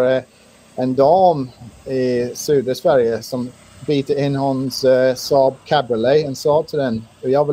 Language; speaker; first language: Swedish; non-native, fluent; English